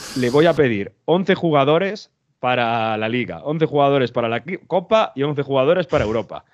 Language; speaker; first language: Spanish; native; Spanish